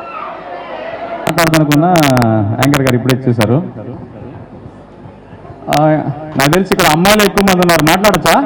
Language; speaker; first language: Telugu; native; Telugu